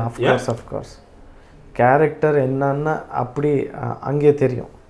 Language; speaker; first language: Tamil; non-native, learner; Kannada